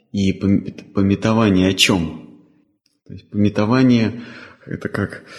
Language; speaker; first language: Russian; native; Russian